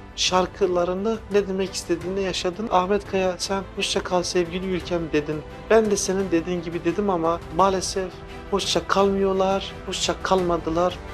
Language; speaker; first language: Turkish; non-native, local second language; Kurdish